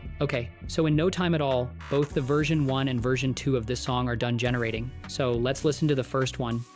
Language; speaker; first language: English; native; English